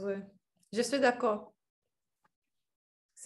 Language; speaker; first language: French; non-native, learner; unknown